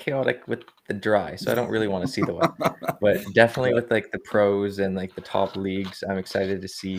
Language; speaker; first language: English; native; English